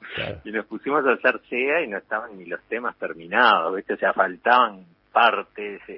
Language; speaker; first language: Spanish; native; Spanish